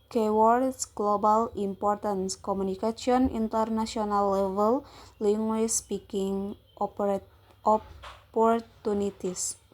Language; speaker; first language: English; non-native, learner; Indonesian